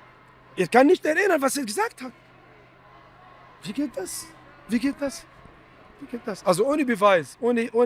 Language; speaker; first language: German; non-native, fluent; Arabic